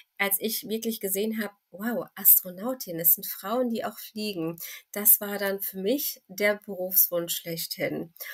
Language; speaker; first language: German; early bilingual, other home language; Turkish